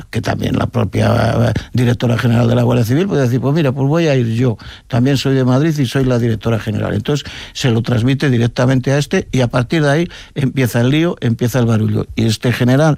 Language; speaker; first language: Spanish; native; Spanish